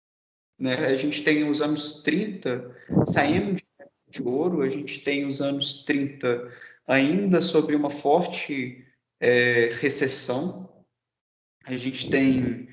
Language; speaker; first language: Portuguese; native; Portuguese